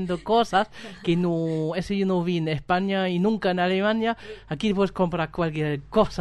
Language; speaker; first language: Spanish; non-native, fluent; German